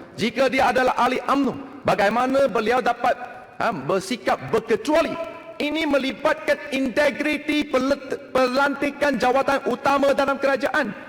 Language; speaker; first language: Malay; non-native, local second language; Chinese